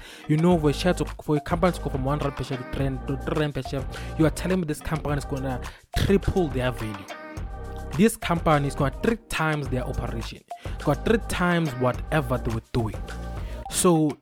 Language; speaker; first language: English; non-native, local second language; Swati